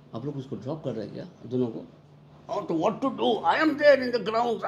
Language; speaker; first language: Hindi; non-native, local second language; Bangla